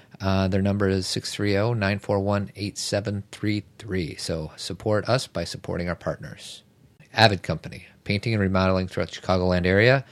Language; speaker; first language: English; native; English